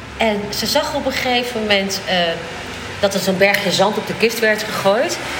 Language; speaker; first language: Dutch; native; Dutch